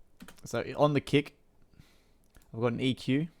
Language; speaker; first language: English; native; English